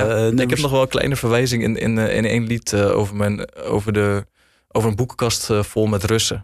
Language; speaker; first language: Dutch; native; Dutch